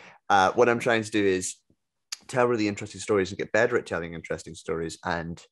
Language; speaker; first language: English; native; English